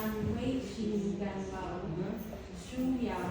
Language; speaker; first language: Chinese; non-native, learner; Filipino